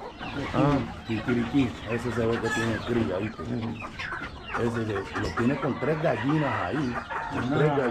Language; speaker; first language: Spanish; non-native, fluent; English